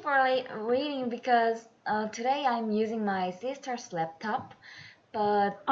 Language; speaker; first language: English; non-native, learner; Korean